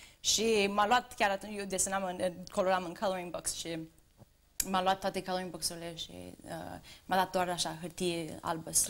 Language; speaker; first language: Romanian; early bilingual, heritage; Romanian